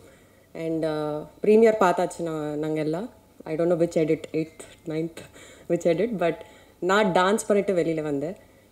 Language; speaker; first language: Tamil; non-native, learner; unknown